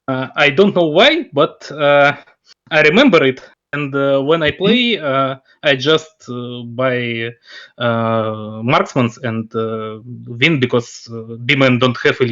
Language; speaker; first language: English; non-native, learner; Russian